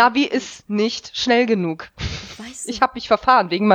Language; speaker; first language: German; native; German